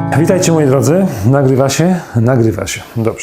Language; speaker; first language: Polish; native; Polish